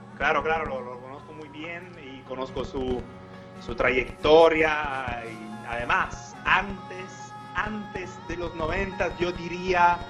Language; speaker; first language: Spanish; non-native, fluent; Italian